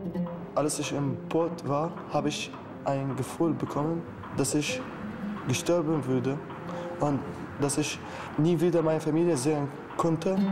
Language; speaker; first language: German; non-native, learner; Arabic